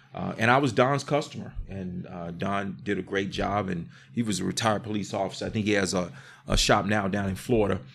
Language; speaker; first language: English; native; English